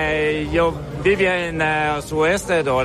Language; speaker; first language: Spanish; non-native, learner; Dutch